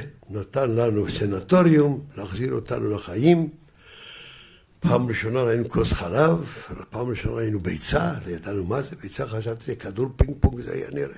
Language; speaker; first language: Hebrew; early bilingual, other home language; Yiddish